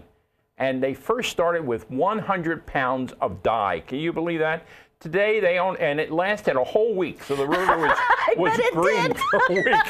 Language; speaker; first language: English; native; English